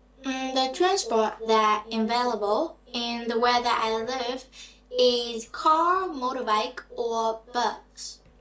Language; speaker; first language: English; non-native, learner; Vietnamese